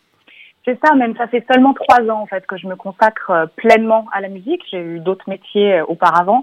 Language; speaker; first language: French; native; French